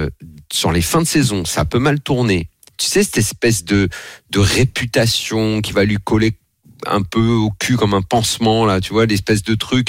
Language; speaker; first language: French; native; French